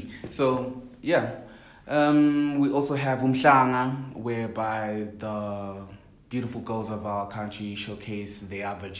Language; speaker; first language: English; non-native, local second language; Swati